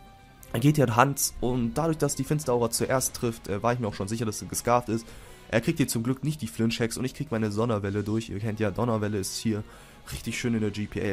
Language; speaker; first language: German; native; German